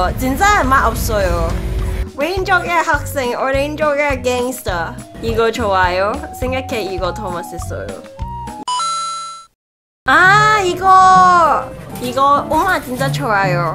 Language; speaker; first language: Korean; non-native, learner; Cantonese